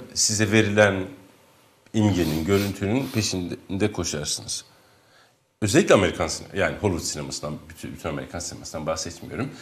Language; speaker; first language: Turkish; non-native, local second language; Kurdish